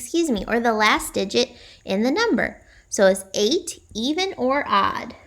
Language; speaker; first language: English; native; English